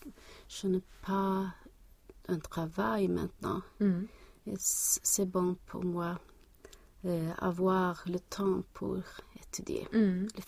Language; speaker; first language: French; non-native, learner; Swedish